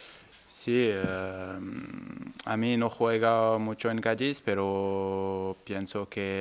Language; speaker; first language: Spanish; non-native, learner; French